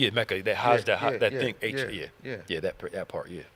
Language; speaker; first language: English; native; English